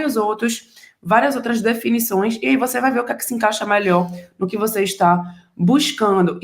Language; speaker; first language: Portuguese; native; Portuguese